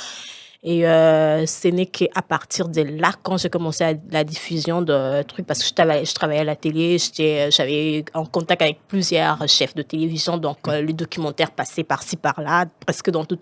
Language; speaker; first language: French; non-native, local second language; Lingala